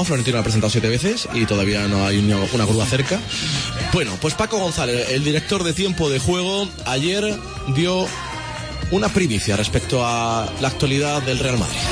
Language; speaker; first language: Spanish; native; Spanish